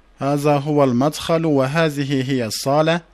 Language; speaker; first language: Arabic; non-native, fluent; Turkish